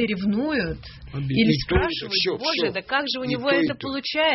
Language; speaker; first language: Russian; native; Russian